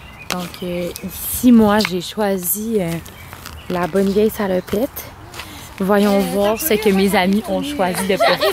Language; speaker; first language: French; native; French